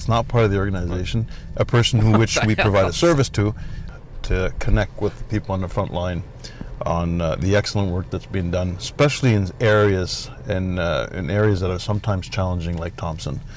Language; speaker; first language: English; non-native, local second language; French